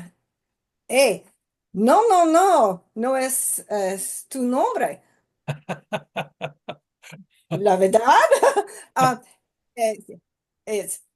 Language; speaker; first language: Spanish; non-native, learner; English